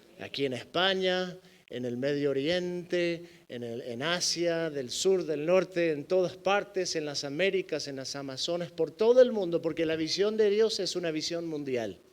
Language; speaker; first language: Spanish; non-native, fluent; English